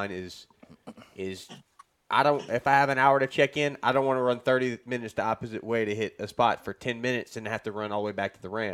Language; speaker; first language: English; native; English